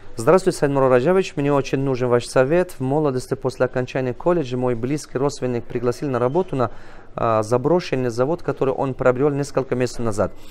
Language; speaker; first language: Russian; non-native, local second language; Tajik